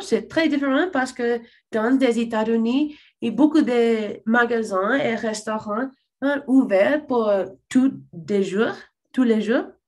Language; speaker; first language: French; non-native, learner; English